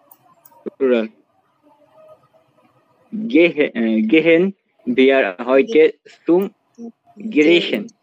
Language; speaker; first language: German; non-native, learner; Bangla